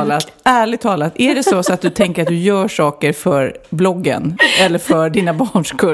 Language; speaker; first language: Swedish; native; Swedish